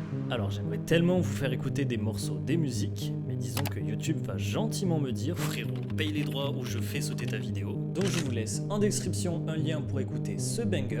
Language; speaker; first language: French; native; French